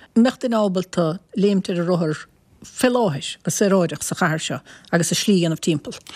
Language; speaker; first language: Irish; native; Irish